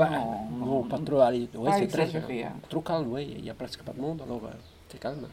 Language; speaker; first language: French; non-native, learner; Dutch